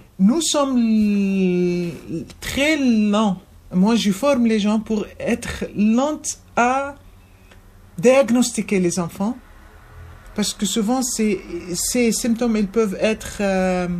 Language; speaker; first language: French; non-native, fluent; Arabic